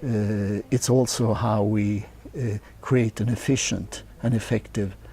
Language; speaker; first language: English; non-native, fluent; Swedish